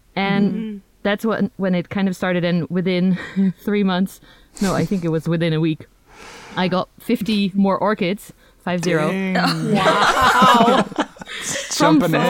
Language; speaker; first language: English; non-native, fluent; Dutch